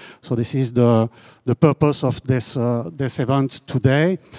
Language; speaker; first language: English; non-native, fluent; French